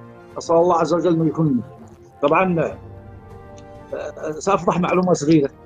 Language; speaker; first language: Arabic; native; Arabic